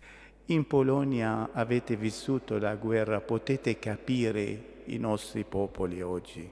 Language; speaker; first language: Italian; non-native, learner; Arabic